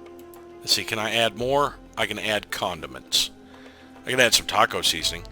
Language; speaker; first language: English; native; English